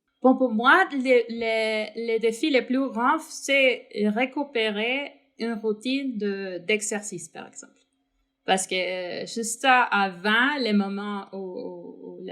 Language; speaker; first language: French; non-native, fluent; Spanish